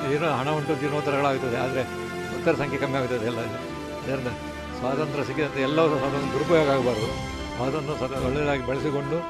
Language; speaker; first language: Kannada; non-native, local second language; Tulu